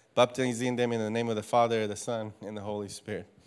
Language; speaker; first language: English; non-native, fluent; Spanish